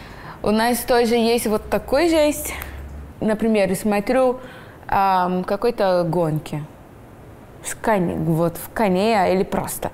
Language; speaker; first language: Russian; non-native, learner; Portuguese